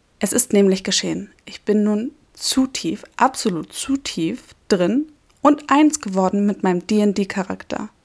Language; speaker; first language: German; native; German